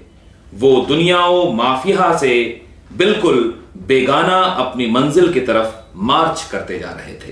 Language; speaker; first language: Urdu; native; Urdu